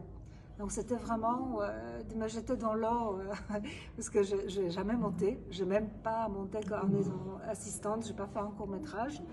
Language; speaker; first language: French; non-native, fluent; Polish